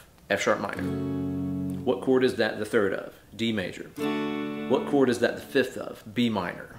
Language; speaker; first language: English; native; English